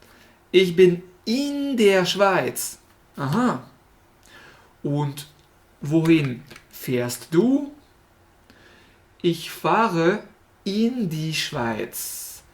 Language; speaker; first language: German; non-native, fluent; French